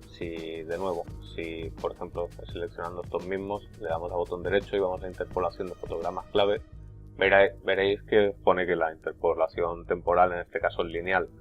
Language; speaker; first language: Spanish; native; Spanish